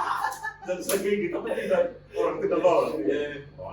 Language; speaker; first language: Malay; non-native, local second language; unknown